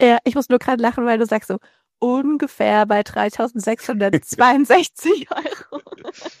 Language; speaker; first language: German; native; German